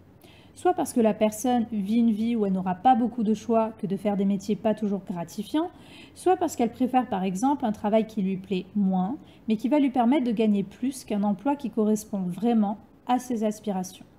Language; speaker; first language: French; native; French